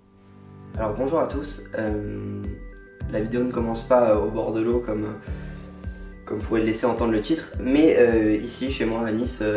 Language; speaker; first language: French; native; French